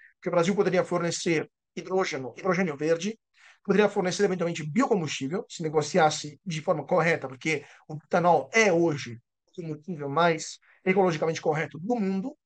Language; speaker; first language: Portuguese; non-native, fluent; Italian